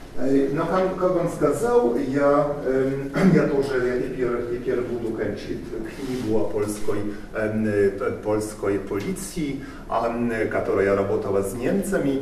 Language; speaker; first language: Russian; non-native, learner; Polish